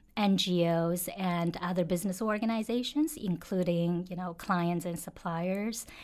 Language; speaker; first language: English; non-native, fluent; Chinese